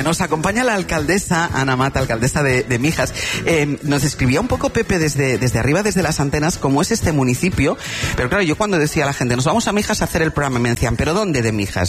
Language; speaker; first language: Spanish; native; Spanish